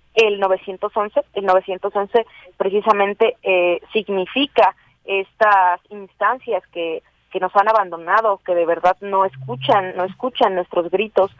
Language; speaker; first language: Spanish; native; Spanish